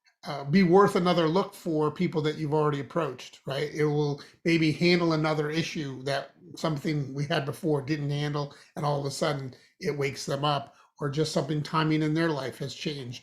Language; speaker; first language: English; native; English